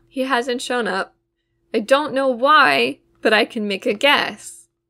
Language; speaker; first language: English; native; English